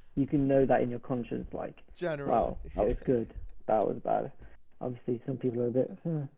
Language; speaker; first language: English; native; English